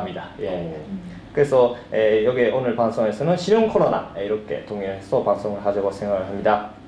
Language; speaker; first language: Korean; early bilingual, heritage; Korean